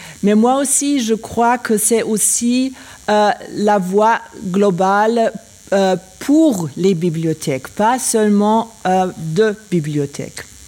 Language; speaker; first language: French; non-native, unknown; German